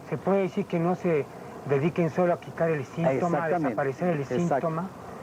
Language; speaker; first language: Spanish; native; Spanish